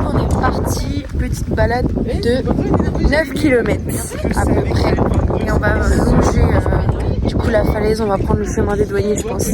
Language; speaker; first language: French; native; French